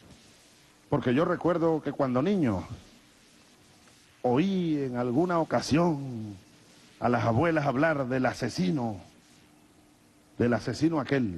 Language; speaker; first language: Spanish; native; Spanish